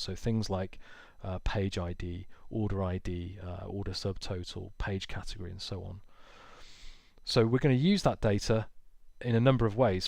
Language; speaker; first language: English; native; English